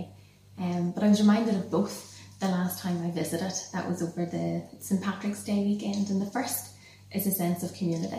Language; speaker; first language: English; native; English